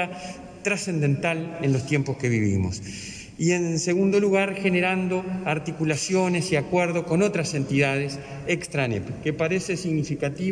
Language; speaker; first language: Spanish; native; Spanish